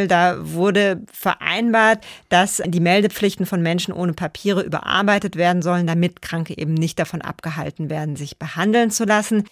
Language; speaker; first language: German; native; German